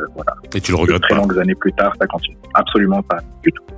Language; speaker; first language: French; non-native, local second language; Arabic